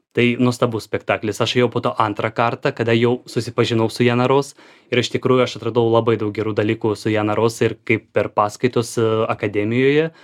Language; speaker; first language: Lithuanian; non-native, fluent; Ukrainian